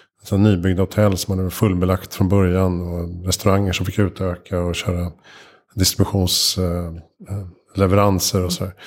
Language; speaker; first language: Swedish; native; Swedish